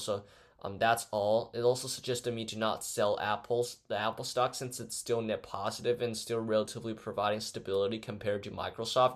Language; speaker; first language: English; non-native, fluent; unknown